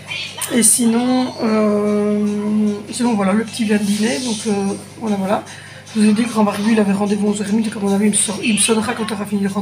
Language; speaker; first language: French; native; French